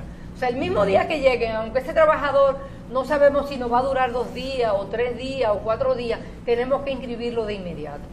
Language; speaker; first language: Spanish; native; Spanish